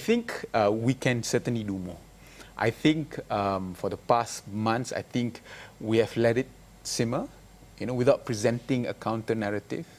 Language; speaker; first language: English; non-native, local second language; Malay